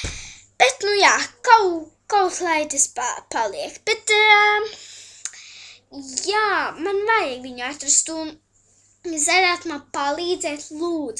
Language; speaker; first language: Latvian; early bilingual, heritage; Latvian